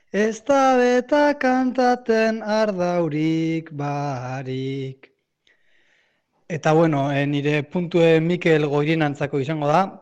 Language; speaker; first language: Basque; native; Basque